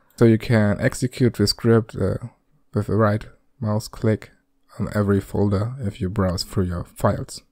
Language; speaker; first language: English; non-native, fluent; German